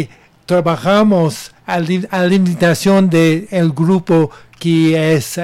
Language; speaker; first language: Spanish; non-native, learner; English